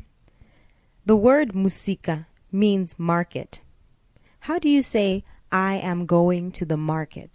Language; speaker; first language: English; non-native, local second language; Shona